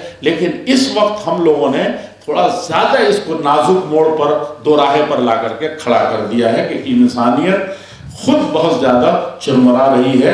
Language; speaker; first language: Urdu; native; Urdu